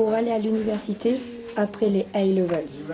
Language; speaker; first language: French; non-native, learner; English